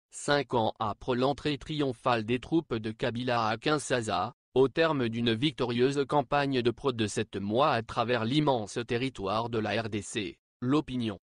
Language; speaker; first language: French; non-native, local second language; Lingala